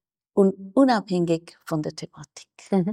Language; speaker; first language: German; non-native, fluent; Persian